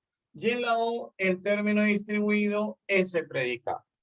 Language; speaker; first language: Spanish; native; Spanish